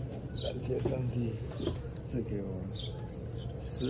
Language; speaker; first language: Chinese; non-native, learner; English